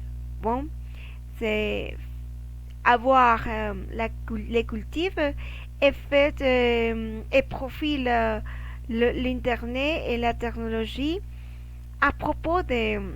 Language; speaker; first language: French; non-native, learner; Spanish